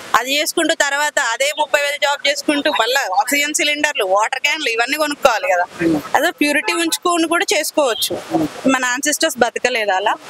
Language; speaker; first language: Telugu; native; Telugu